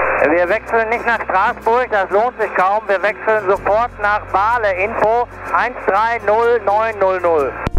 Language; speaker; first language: German; native; German